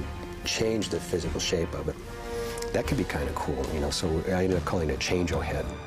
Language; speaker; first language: English; native; English